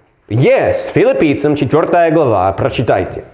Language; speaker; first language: Russian; non-native, learner; English